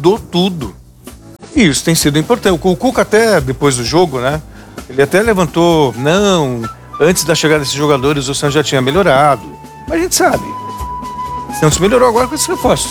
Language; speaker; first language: Portuguese; native; Portuguese